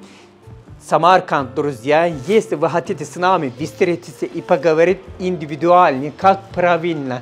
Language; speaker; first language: Russian; non-native, learner; Turkish